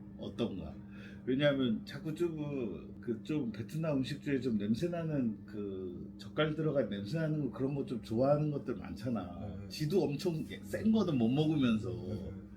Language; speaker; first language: Korean; native; Korean